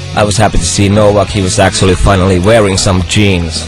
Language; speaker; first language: English; non-native, fluent; Finnish